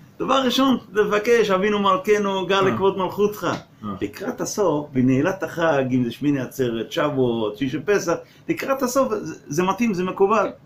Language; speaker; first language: Hebrew; non-native, fluent; English